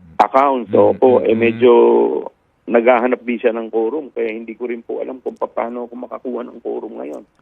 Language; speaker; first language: Filipino; native; Filipino